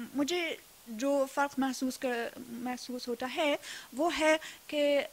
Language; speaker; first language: Urdu; non-native, fluent; German